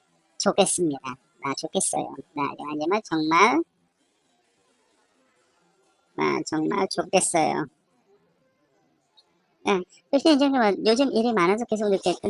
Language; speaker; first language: Korean; non-native, fluent; Khmer